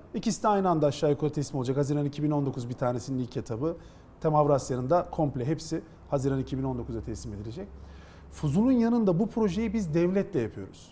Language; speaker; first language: Turkish; native; Turkish